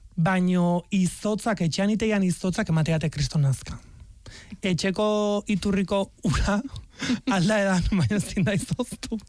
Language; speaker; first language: Basque; native; Basque